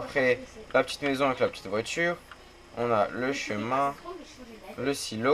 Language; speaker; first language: French; native; French